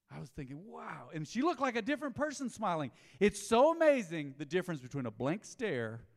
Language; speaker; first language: English; native; English